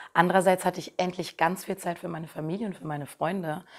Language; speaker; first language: German; native; German